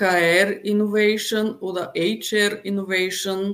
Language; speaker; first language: German; non-native, fluent; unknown